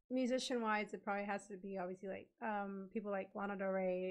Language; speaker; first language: English; native; English